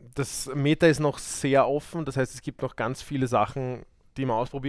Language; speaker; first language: German; native; German